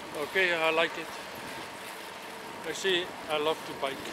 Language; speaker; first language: English; non-native, learner; Dutch